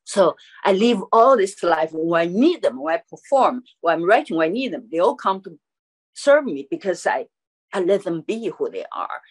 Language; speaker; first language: English; non-native, fluent; Chinese